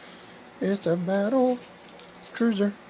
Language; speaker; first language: English; native; English